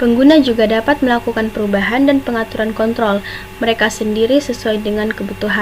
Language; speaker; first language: Indonesian; native; Indonesian